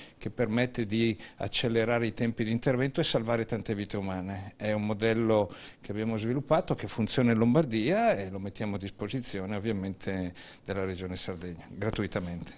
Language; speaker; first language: Italian; native; Italian